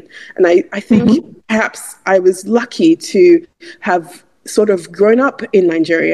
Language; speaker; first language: English; non-native, local second language; Igbo